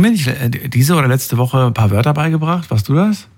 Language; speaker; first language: German; native; German